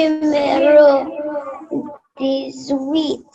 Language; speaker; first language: French; non-native, learner; English